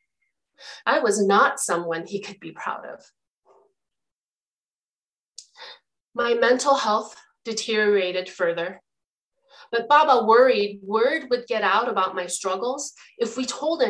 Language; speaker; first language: English; early bilingual, other home language; Chinese